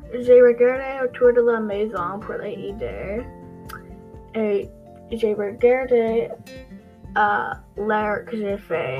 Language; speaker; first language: French; non-native, learner; English